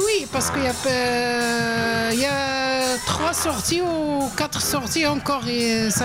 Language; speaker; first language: French; non-native, learner; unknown